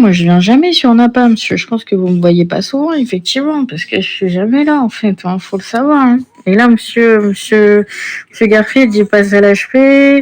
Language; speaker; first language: French; native; French